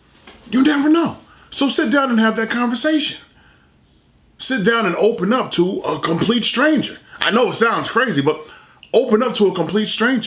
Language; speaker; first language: English; native; English